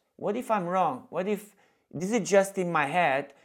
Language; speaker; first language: English; non-native, fluent; Italian